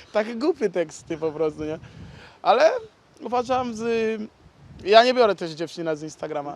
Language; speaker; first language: Polish; non-native, learner; Portuguese